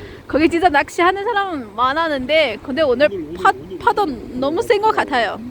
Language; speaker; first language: Korean; non-native, fluent; Chinese